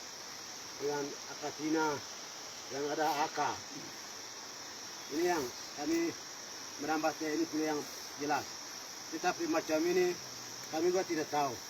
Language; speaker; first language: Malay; non-native, local second language; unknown